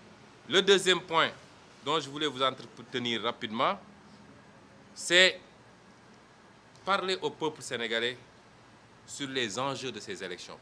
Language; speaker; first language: French; non-native, local second language; Wolof